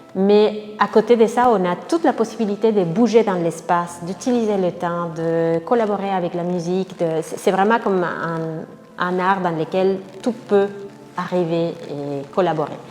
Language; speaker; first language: French; non-native, fluent; Spanish